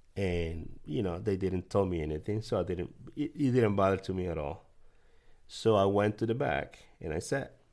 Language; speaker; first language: English; early bilingual, other home language; Spanish